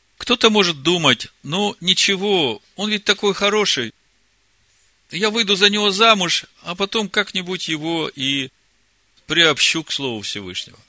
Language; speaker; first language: Russian; native; Russian